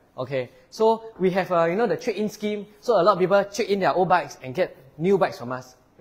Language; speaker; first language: English; non-native, local second language; Chinese